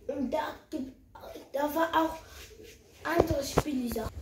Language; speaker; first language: German; early bilingual, other home language; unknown